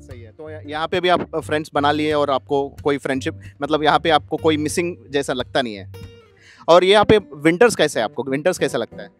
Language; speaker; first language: Hindi; non-native, local second language; Telugu